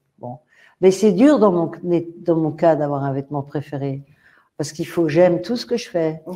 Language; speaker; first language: French; native; French